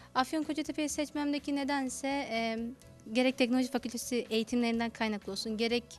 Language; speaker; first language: Turkish; non-native, fluent; Arabic